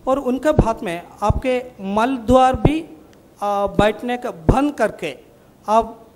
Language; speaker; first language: Hindi; non-native, local second language; Malayalam